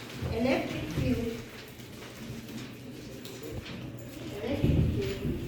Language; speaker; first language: English; non-native, learner; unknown